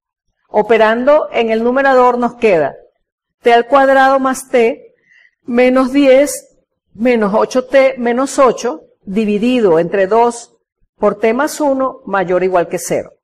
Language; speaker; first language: Spanish; native; Spanish